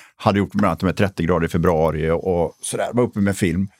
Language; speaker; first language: Swedish; native; Swedish